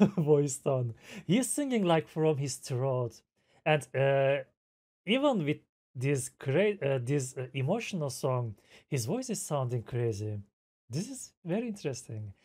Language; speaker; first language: English; non-native, fluent; Turkish